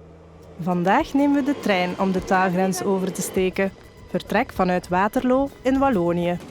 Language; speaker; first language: Dutch; native; Dutch